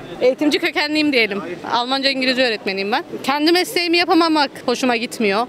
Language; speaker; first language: Turkish; early bilingual, heritage; Turkish